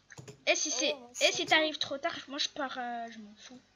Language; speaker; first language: French; native; French